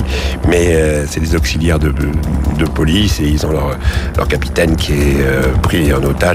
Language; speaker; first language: French; native; French